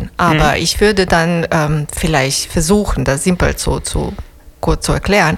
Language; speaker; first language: German; non-native, learner; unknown